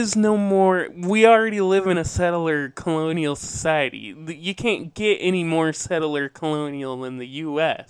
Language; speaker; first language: English; native; English